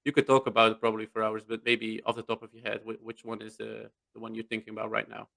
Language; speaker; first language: English; non-native, fluent; Dutch